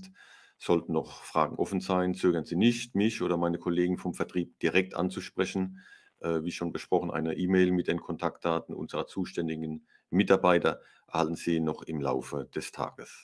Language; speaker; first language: German; native; German